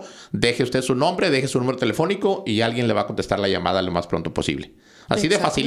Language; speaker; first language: Spanish; native; Spanish